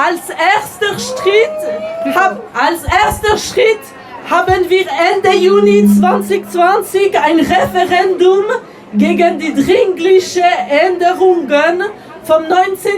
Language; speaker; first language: German; non-native, local second language; French